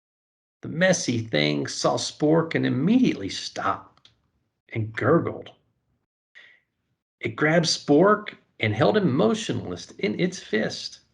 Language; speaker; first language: English; native; English